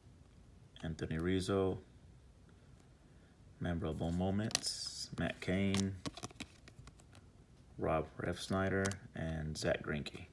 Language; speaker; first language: English; native; English